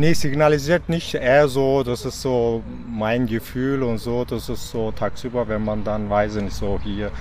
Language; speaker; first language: German; non-native, learner; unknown